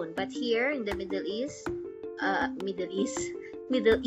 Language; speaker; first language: English; non-native, local second language; Filipino